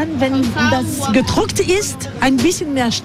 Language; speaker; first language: German; non-native, learner; French